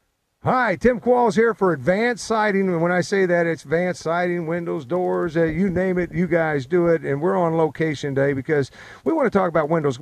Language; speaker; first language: English; native; English